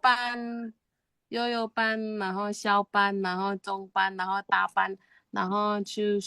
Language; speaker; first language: Chinese; non-native, learner; Indonesian